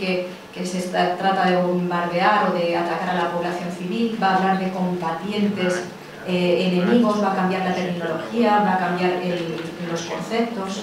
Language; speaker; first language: Spanish; native; Spanish